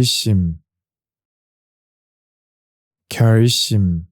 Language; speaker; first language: Korean; native; Korean